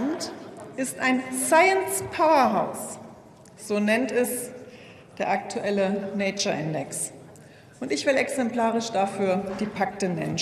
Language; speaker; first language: German; native; German